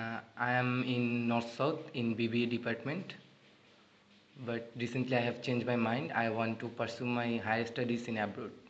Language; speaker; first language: English; non-native, learner; Bangla